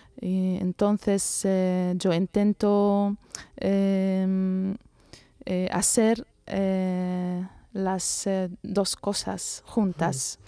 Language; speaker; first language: Spanish; non-native, learner; Arabic